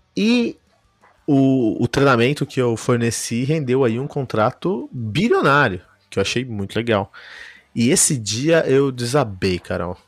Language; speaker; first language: Portuguese; early bilingual, heritage; Portuguese